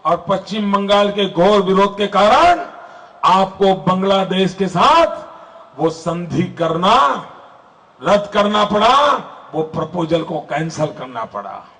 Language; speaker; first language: Hindi; non-native, local second language; Gujarati